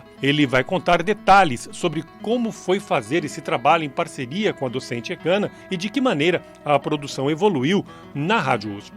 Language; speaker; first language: Portuguese; native; Portuguese